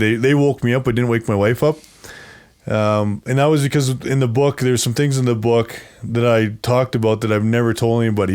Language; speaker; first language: English; native; English